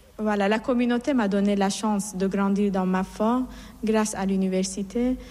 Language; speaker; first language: French; non-native, fluent; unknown